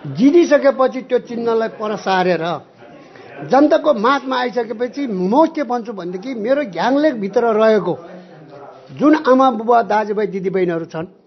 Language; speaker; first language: Nepali; non-native, local second language; Eastern Tamang